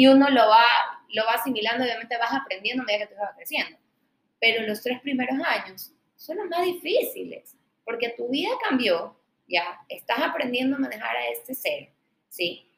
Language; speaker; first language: Spanish; native; Spanish